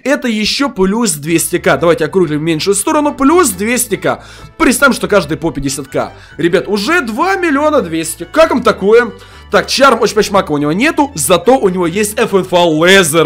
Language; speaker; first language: Russian; native; Russian